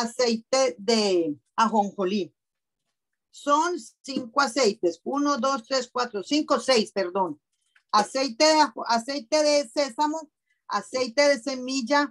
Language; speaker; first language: Spanish; native; Spanish